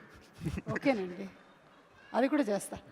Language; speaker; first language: Telugu; native; Telugu